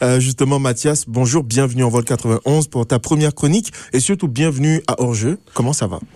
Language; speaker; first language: French; native; French